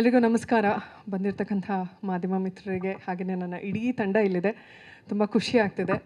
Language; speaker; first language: Kannada; native; Kannada